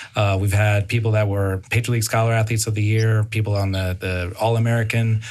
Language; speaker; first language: English; native; English